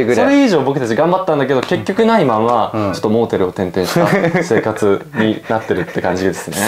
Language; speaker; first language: Japanese; non-native, fluent; Korean